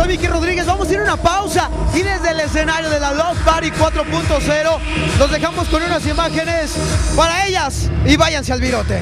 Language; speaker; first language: Spanish; native; Spanish